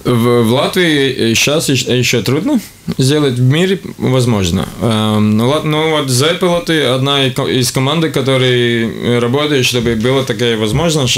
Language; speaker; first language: Russian; non-native, local second language; Latvian